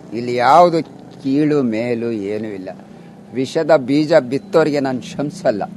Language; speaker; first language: Kannada; non-native, local second language; Urdu